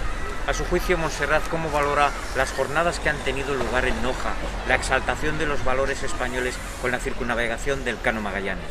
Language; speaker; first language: Spanish; native; Spanish